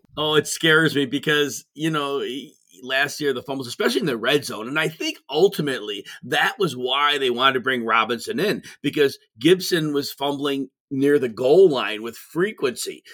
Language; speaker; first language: English; native; English